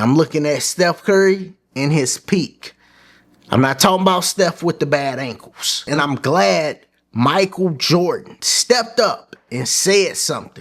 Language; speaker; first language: English; native; English